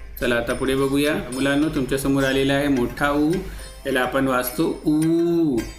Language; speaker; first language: Marathi; non-native, local second language; Urdu